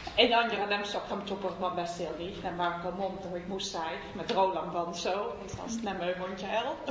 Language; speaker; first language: Hungarian; non-native, fluent; Dutch